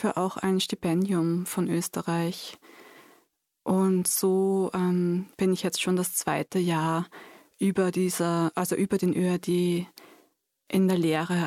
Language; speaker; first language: German; native; German